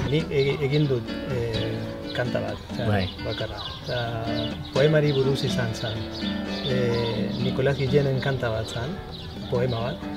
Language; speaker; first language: Basque; non-native, learner; Spanish